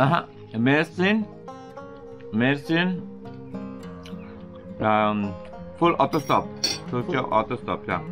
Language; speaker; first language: Turkish; non-native, learner; Hindi